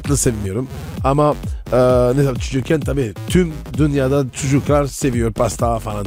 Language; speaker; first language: Turkish; non-native, learner; French